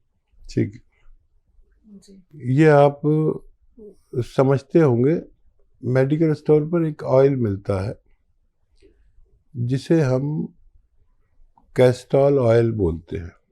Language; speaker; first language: Hindi; native; Hindi